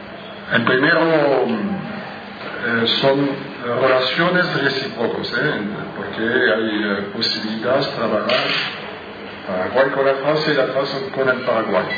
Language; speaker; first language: Spanish; non-native, fluent; French